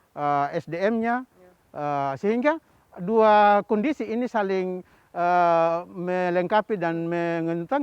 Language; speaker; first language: Indonesian; native; Indonesian